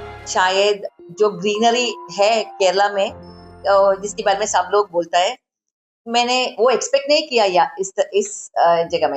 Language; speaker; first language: Hindi; non-native, local second language; Malayalam